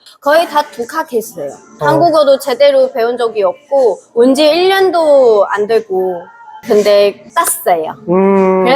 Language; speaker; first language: Korean; non-native, fluent; Chinese